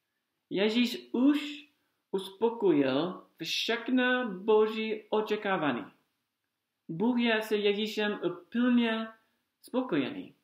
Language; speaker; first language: Czech; non-native, fluent; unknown